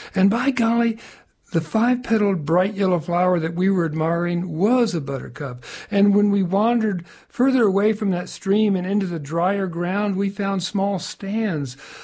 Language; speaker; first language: English; native; English